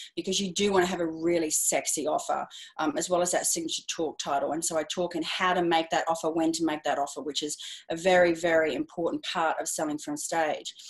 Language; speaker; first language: English; native; English